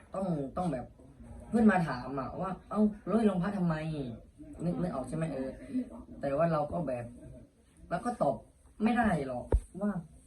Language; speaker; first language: Thai; native; Thai